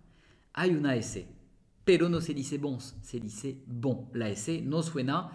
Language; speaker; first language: Spanish; non-native, fluent; French